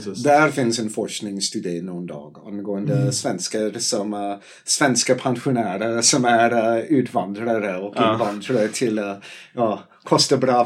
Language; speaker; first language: Swedish; non-native, fluent; English